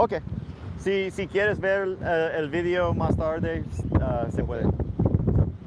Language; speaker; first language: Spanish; non-native, learner; English